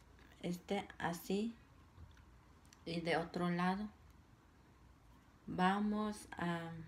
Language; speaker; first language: Spanish; non-native, local second language; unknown